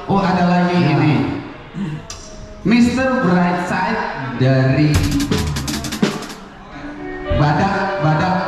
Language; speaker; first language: Indonesian; native; Indonesian